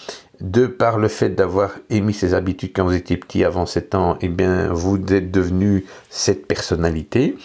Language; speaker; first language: French; native; French